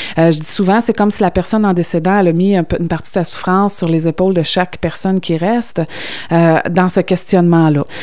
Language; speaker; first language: French; native; French